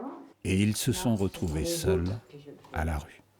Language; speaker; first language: French; native; French